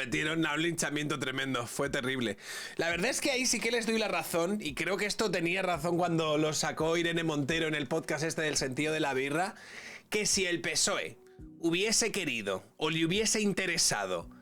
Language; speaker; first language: Spanish; native; Spanish